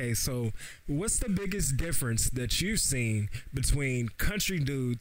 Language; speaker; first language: English; native; English